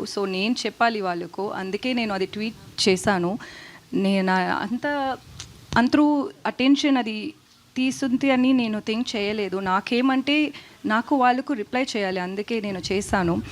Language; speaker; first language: Telugu; non-native, local second language; Tamil